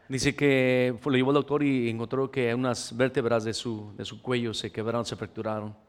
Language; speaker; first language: Spanish; native; Spanish